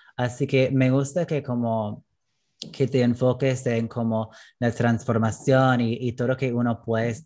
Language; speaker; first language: Spanish; non-native, fluent; English